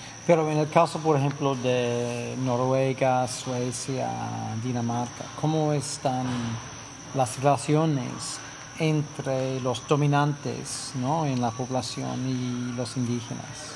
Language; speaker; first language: Spanish; non-native, fluent; English